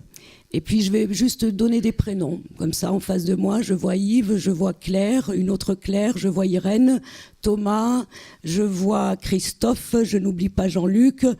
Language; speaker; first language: French; native; French